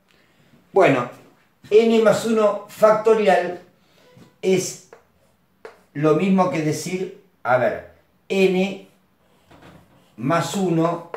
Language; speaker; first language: Spanish; native; Spanish